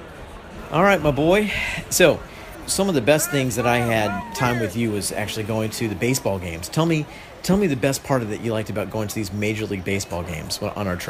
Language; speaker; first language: English; native; English